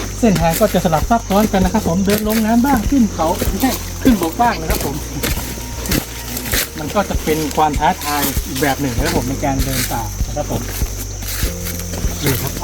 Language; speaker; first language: Thai; native; Thai